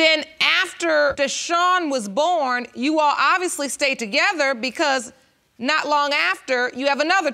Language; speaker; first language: English; native; English